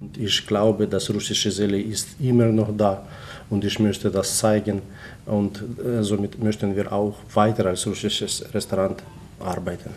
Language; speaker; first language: German; non-native, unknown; Russian